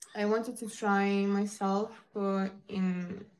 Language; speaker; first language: English; non-native, learner; Ukrainian